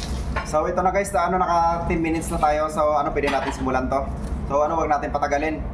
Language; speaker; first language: Filipino; native; Filipino